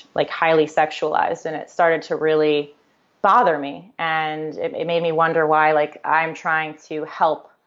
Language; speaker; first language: English; native; English